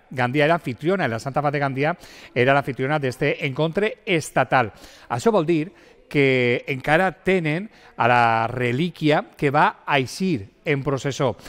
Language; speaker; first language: Catalan; native; Catalan